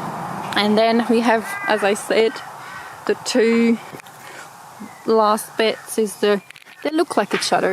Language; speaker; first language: English; non-native, fluent; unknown